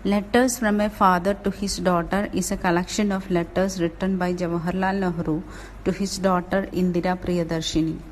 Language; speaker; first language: English; non-native, local second language; Malayalam